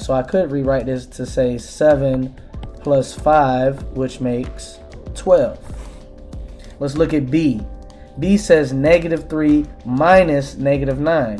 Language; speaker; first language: English; native; English